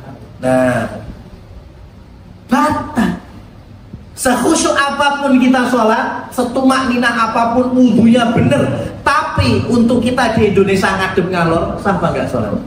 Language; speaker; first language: Indonesian; native; Indonesian